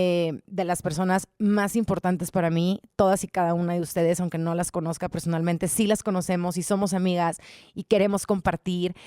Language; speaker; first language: Spanish; native; Spanish